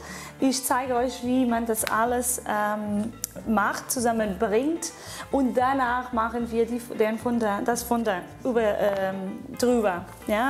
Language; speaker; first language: German; non-native, fluent; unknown